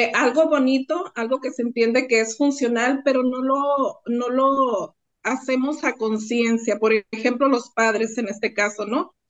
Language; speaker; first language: Spanish; native; Spanish